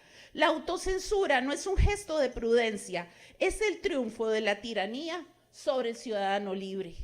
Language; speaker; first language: Spanish; native; Spanish